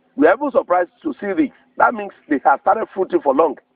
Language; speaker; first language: English; non-native, local second language; Yoruba